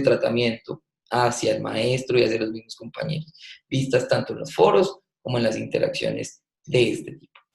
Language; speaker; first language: Spanish; native; Spanish